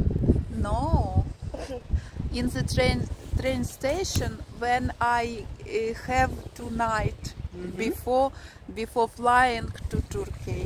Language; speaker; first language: English; non-native, learner; Ukrainian